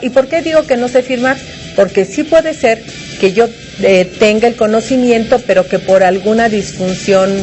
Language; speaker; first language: Spanish; native; Spanish